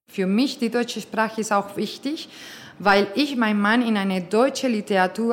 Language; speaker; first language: German; non-native, fluent; Spanish